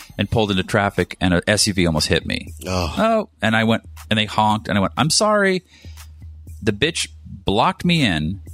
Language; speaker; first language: English; native; English